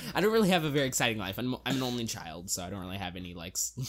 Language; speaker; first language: English; early bilingual, other home language; Hindi